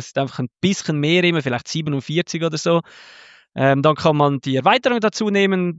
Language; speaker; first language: German; native; German